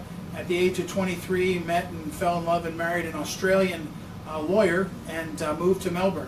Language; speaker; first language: English; native; English